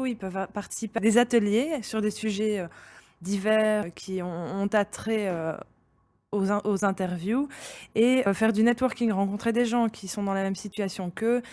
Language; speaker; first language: French; native; French